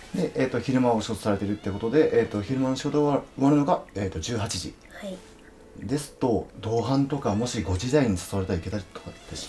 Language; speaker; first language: Japanese; native; Japanese